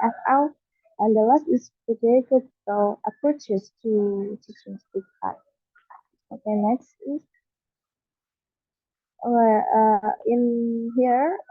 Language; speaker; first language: English; non-native, learner; Indonesian